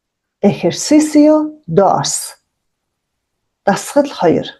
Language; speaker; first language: Spanish; non-native, fluent; Mongolian